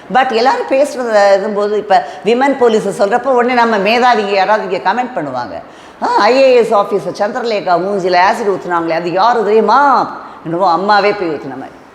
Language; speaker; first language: Tamil; non-native, local second language; Telugu